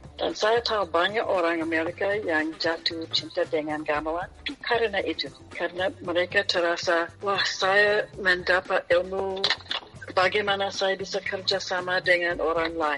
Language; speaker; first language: Indonesian; non-native, fluent; English